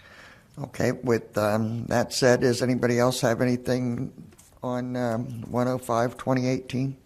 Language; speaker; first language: English; native; English